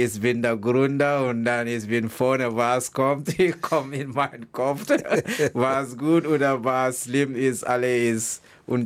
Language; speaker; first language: German; non-native, learner; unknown